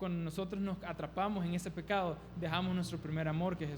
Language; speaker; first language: Spanish; native; Spanish